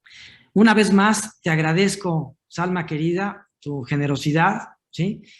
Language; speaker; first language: Spanish; native; Spanish